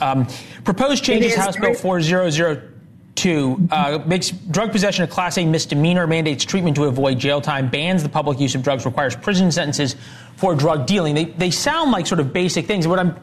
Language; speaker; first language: English; native; English